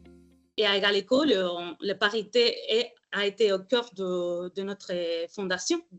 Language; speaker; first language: French; non-native, fluent; Spanish